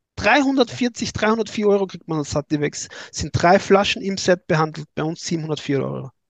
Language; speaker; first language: German; native; German